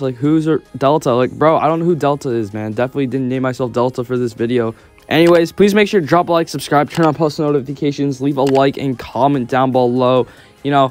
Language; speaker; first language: English; native; English